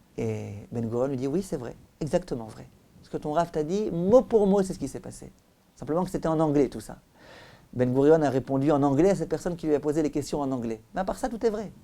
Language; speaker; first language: French; native; French